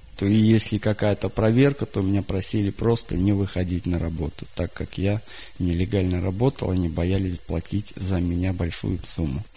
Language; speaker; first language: Russian; native; Russian